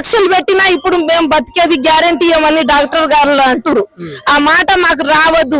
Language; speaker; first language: Telugu; non-native, local second language; Lambadi